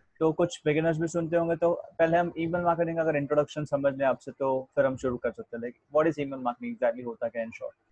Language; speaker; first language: Hindi; native; Hindi